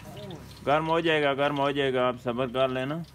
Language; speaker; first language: Hindi; non-native, local second language; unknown